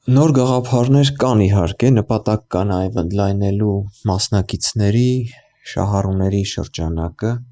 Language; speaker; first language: Armenian; native; Armenian